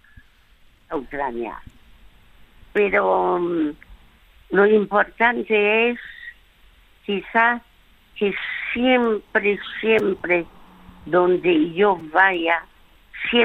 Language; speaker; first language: Spanish; early bilingual, other home language; French